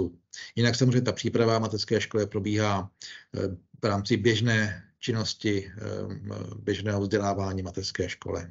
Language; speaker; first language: Czech; native; Czech